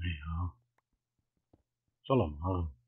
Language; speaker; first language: German; native; German